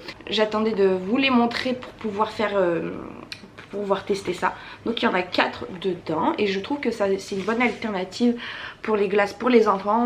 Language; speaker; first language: French; native; French